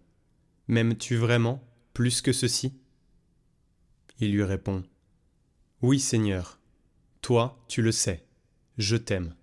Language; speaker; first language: French; native; French